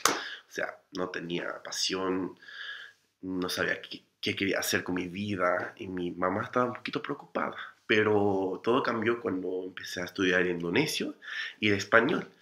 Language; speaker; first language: Spanish; non-native, fluent; English